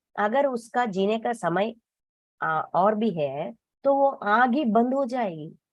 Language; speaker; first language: Hindi; non-native, local second language; Telugu